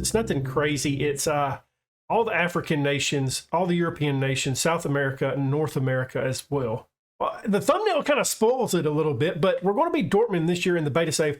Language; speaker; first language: English; native; English